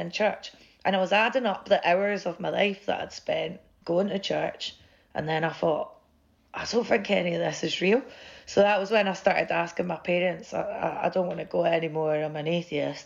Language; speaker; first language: English; native; English